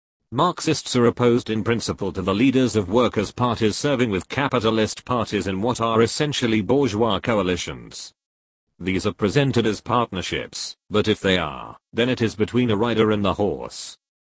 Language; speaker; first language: English; native; English